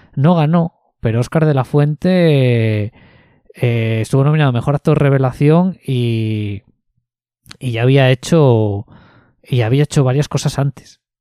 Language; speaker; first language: Spanish; native; Spanish